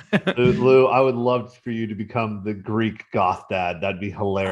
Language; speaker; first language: English; native; English